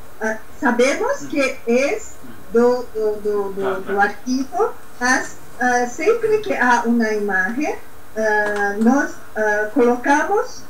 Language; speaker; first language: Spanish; non-native, learner; Portuguese